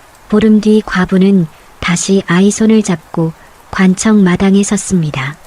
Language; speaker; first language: Korean; native; Korean